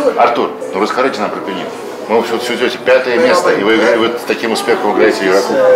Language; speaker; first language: Russian; native; Russian